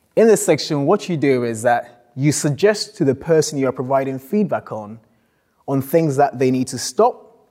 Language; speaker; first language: English; non-native, local second language; Akan